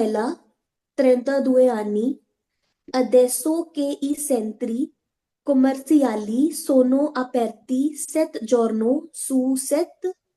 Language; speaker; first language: Italian; non-native, learner; Hindi